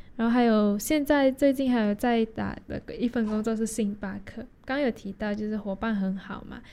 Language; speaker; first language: Chinese; native; Chinese